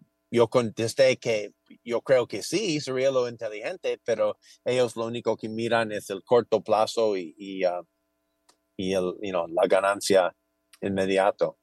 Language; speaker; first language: Spanish; non-native, fluent; English